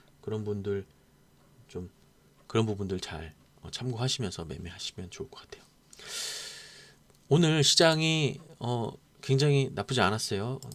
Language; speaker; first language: Korean; native; Korean